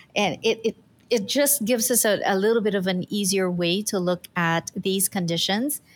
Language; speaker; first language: English; non-native, local second language; Filipino